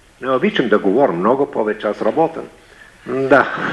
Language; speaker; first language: Bulgarian; non-native, learner; Arabic